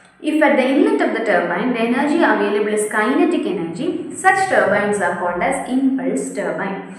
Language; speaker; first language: English; non-native, local second language; Malayalam